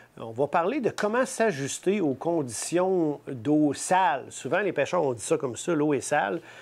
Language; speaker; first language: French; native; French